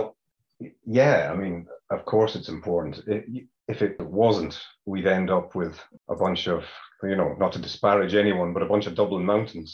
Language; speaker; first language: English; native; English